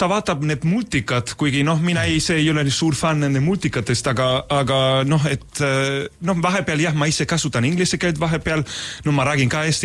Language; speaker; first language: Estonian; non-native, fluent; Spanish